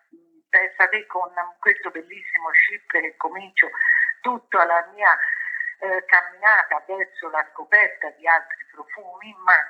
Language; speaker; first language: Italian; native; Italian